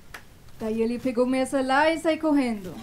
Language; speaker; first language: Portuguese; non-native, fluent; German